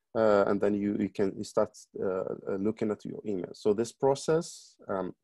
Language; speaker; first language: English; non-native, fluent; Arabic